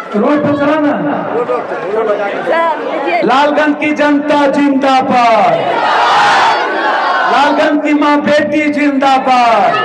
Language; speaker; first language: Hindi; non-native, local second language; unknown